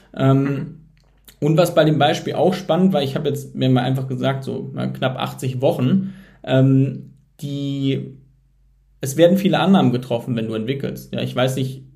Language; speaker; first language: German; native; German